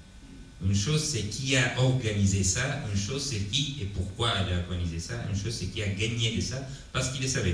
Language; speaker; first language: French; non-native, fluent; Italian